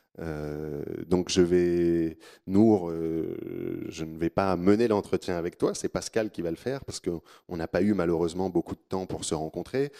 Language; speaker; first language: French; native; French